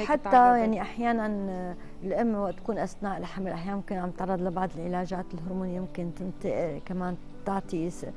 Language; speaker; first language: Arabic; native; Arabic